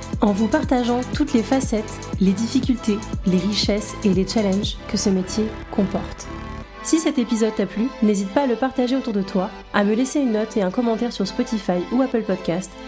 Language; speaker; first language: French; native; French